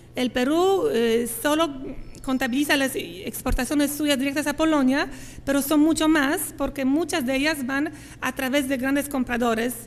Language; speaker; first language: Spanish; non-native, fluent; Polish